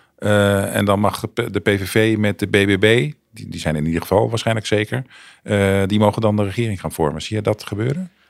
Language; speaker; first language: Dutch; native; Dutch